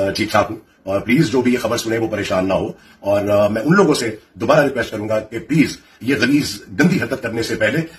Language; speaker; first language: Urdu; native; Urdu